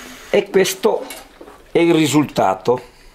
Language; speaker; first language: Italian; native; Italian